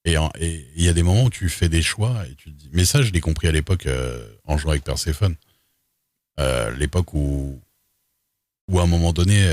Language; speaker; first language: French; native; French